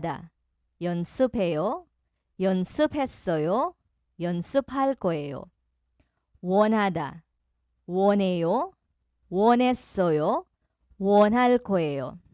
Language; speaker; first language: Korean; non-native, fluent; Filipino